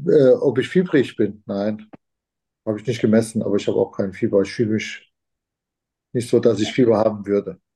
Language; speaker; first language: German; non-native, fluent; Turkish